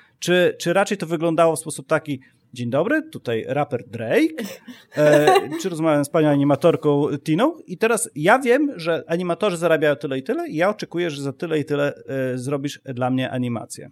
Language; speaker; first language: Polish; native; Polish